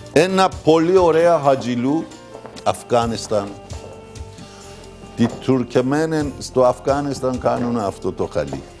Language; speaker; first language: Greek; non-native, learner; Persian